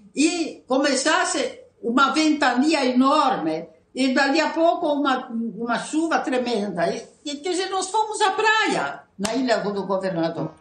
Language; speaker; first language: Portuguese; non-native, fluent; Italian